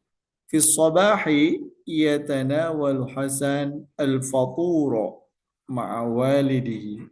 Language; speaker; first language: Arabic; non-native, fluent; Indonesian